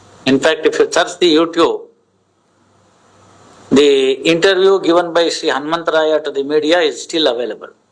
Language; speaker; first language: English; non-native, local second language; Kannada